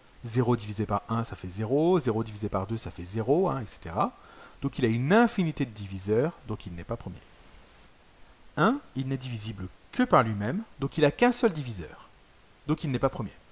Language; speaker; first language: French; native; French